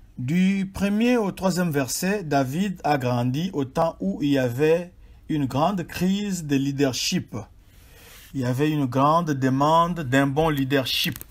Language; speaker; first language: French; non-native, local second language; Swahili